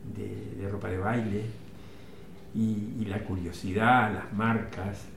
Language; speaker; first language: Spanish; native; Spanish